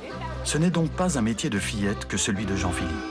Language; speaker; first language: French; native; French